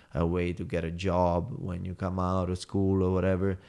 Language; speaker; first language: English; non-native, fluent; Italian